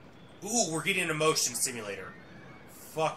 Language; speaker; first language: English; native; English